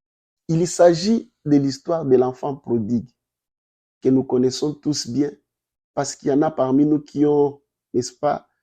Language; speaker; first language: French; non-native, local second language; Lingala